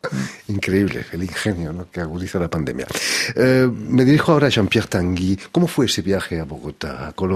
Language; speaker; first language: Spanish; native; Spanish